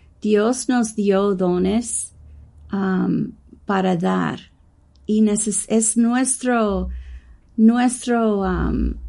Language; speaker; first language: Spanish; non-native, learner; English